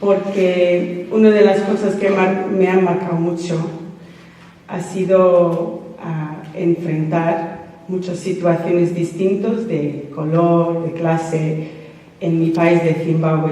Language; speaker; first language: Spanish; non-native, fluent; English